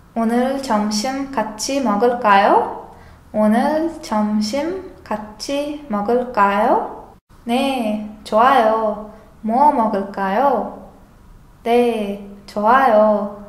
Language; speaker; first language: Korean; non-native, fluent; Uzbek